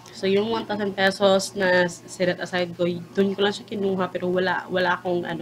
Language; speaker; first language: Filipino; non-native, local second language; Cebuano